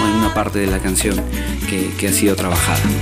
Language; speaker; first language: Spanish; native; Spanish